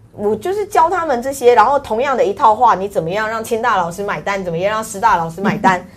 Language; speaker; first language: Chinese; non-native, local second language; Hakka Chinese